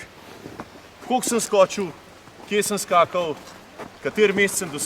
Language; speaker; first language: Slovenian; native; Slovenian